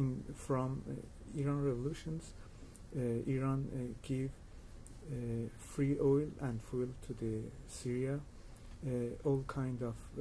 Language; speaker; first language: English; non-native, learner; Persian